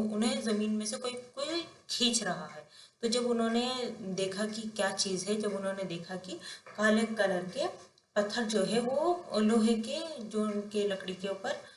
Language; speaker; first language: Hindi; non-native, local second language; Telugu